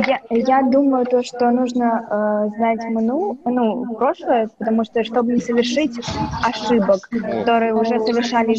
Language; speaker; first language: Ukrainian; non-native, local second language; Russian